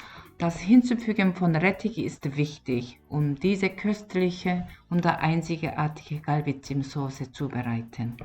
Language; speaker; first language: German; non-native, learner; Korean